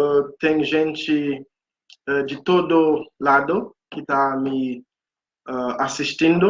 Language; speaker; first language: Portuguese; non-native, fluent; Haitian Creole